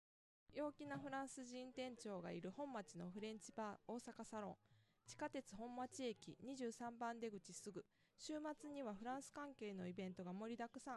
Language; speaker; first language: Japanese; native; Japanese